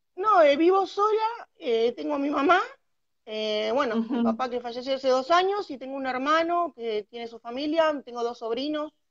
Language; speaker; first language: Spanish; native; Spanish